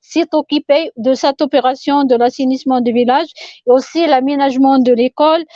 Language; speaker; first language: French; non-native, local second language; Arabic